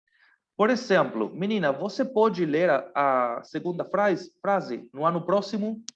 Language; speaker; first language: Portuguese; non-native, fluent; Spanish